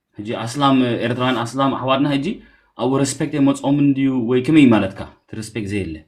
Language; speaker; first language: Tigrinya; early bilingual, heritage; Tigrinya